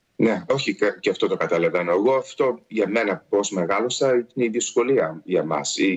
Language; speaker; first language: Greek; early bilingual, heritage; Greek